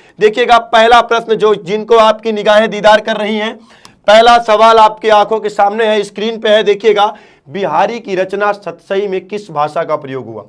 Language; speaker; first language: Hindi; native; Hindi